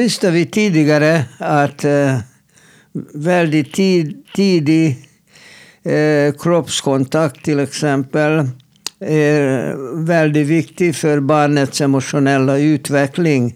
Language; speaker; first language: Swedish; non-native, fluent; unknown